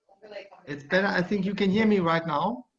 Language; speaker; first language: English; non-native, fluent; German